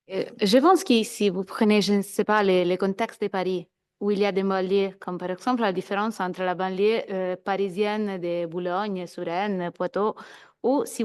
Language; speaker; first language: French; non-native, fluent; Italian